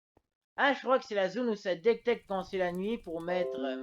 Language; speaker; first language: French; native; French